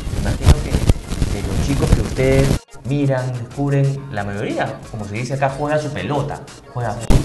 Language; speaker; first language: Spanish; native; Spanish